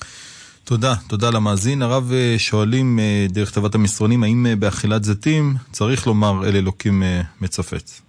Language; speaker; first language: Hebrew; native; Hebrew